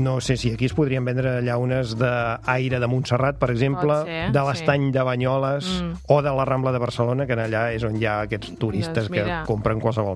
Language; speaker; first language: Catalan; native; Catalan